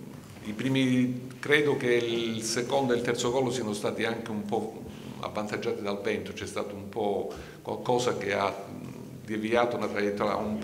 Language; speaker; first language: Italian; native; Italian